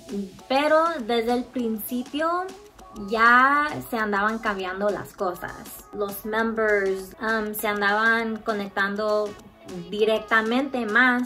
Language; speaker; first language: Spanish; early bilingual, heritage; Spanish